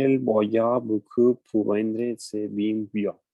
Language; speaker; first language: French; non-native, learner; Spanish